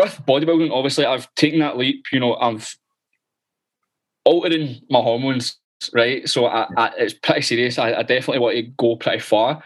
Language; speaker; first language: English; native; English